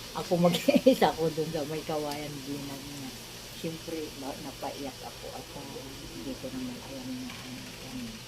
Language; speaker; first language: Filipino; native; Filipino